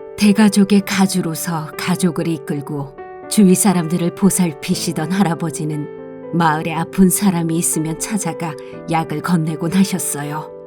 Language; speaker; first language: Korean; native; Korean